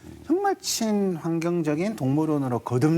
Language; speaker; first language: Korean; native; Korean